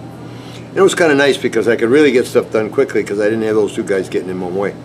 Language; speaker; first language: English; native; English